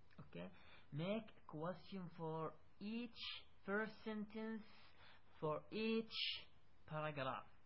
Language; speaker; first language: English; non-native, fluent; Arabic